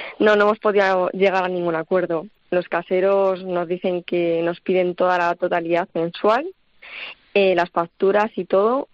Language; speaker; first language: Spanish; native; Spanish